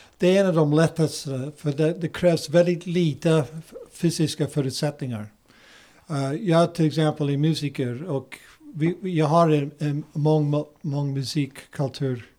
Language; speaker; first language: Swedish; non-native, fluent; English